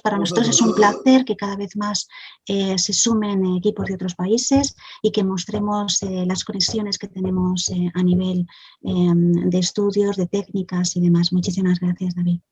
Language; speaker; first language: Spanish; native; Spanish